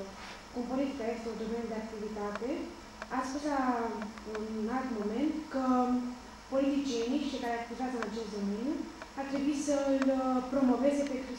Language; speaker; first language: Romanian; native; Romanian